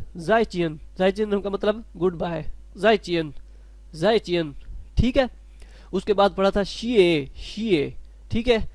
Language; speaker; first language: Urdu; non-native, local second language; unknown